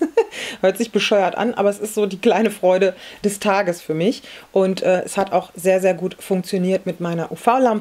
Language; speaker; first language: German; native; German